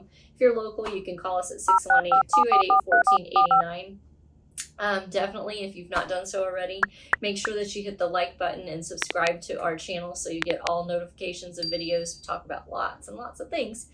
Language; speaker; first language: English; native; English